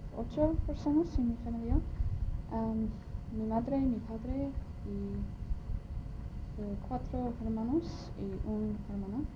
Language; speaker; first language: Spanish; non-native, learner; English